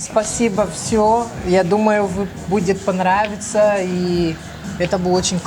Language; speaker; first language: Russian; non-native, learner; Portuguese